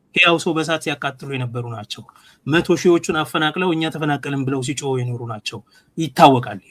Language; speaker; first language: Amharic; non-native, local second language; Oromo